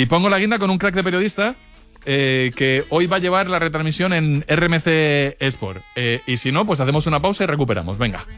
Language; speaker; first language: Spanish; native; Spanish